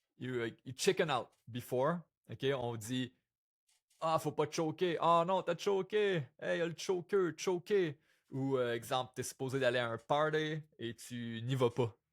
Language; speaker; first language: French; native; French